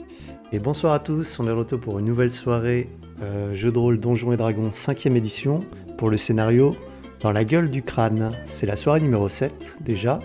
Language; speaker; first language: French; native; French